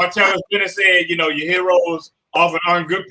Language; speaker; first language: English; native; English